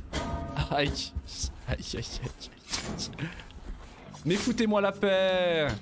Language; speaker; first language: French; native; French